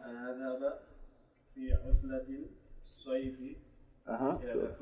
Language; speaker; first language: Arabic; non-native, learner; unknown